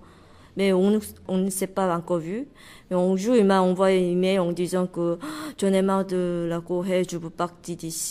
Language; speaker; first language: French; non-native, learner; Korean